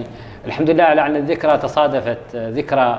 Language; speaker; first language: Arabic; native; Arabic